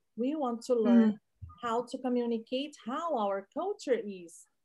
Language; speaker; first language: English; non-native, fluent; Portuguese